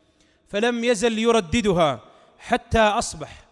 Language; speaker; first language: Arabic; native; Arabic